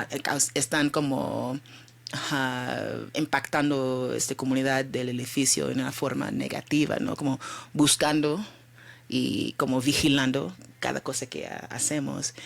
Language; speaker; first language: Spanish; early bilingual, heritage; Spanish